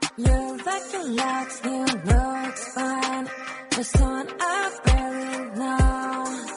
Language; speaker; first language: English; native; English